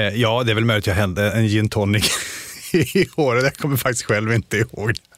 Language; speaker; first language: Swedish; native; Swedish